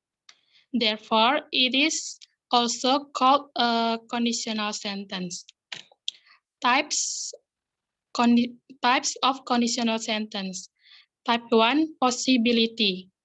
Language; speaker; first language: English; non-native, learner; Indonesian